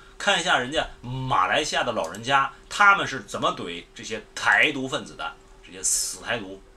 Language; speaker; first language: Chinese; native; Chinese